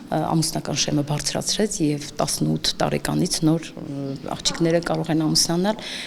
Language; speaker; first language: Armenian; non-native, local second language; Kurdish